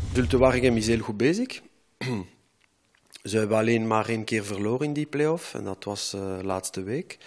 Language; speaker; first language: Dutch; non-native, local second language; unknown